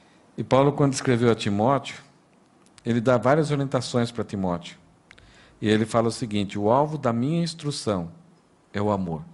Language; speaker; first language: Portuguese; native; Portuguese